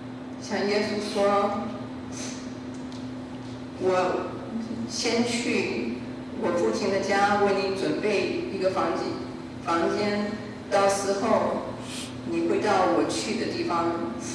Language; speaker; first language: Chinese; early bilingual, heritage; Chinese